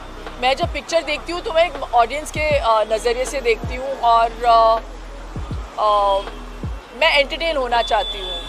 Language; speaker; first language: Hindi; non-native, local second language; Tulu